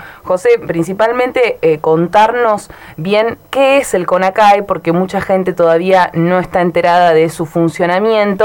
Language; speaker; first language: Spanish; native; Spanish